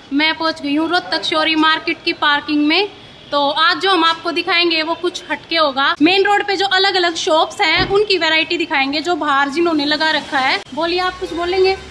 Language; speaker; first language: Hindi; native; Hindi